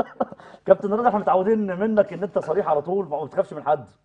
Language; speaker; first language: Arabic; native; Arabic